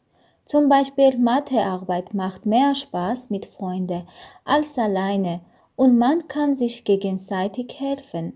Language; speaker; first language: German; non-native, learner; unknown